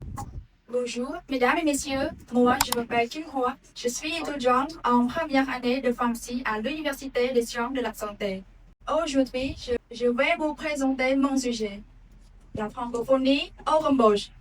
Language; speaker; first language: French; non-native, learner; Khmer